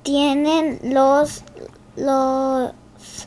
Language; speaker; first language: Spanish; early bilingual, heritage; Spanish